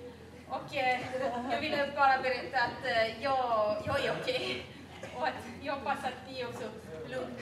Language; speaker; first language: Swedish; non-native, fluent; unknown